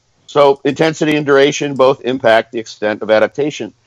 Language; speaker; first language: English; native; English